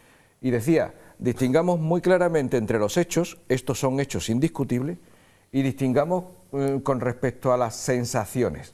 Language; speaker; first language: Spanish; native; Spanish